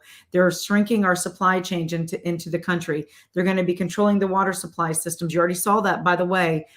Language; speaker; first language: English; native; English